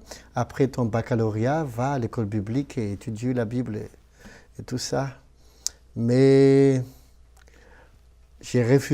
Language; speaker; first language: French; non-native, local second language; Malagasy